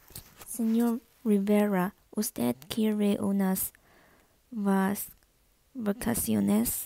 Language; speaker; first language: Spanish; non-native, learner; Chinese